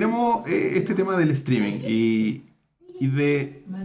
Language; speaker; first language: Spanish; native; Spanish